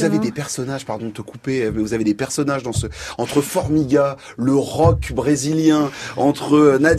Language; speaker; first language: French; native; French